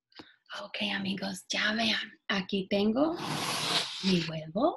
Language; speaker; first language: Spanish; non-native, fluent; English